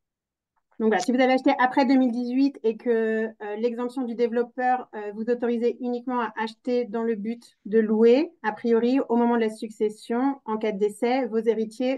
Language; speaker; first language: French; native; French